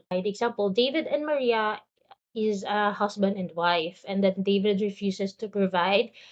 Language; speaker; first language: English; non-native, local second language; Filipino